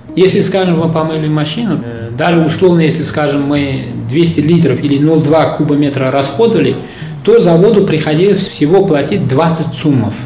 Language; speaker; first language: Russian; non-native, local second language; Uzbek